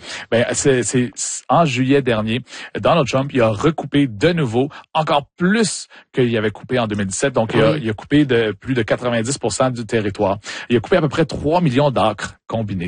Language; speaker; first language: French; native; French